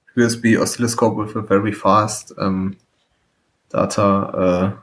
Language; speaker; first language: English; non-native, fluent; German